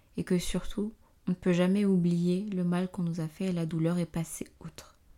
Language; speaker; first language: French; native; French